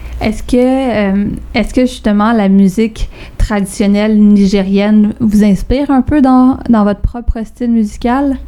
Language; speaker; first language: French; native; French